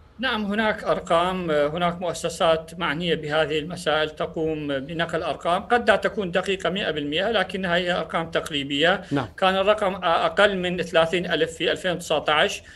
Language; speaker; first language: Arabic; non-native, local second language; Central Kurdish